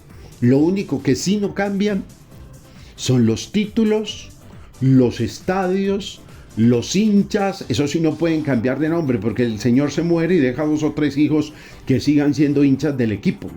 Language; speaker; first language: Spanish; native; Spanish